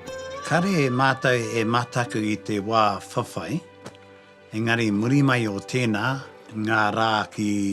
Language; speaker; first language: Māori; native; Māori